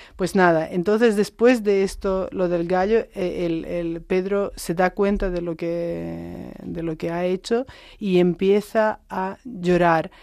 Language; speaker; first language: Spanish; non-native, fluent; Macedonian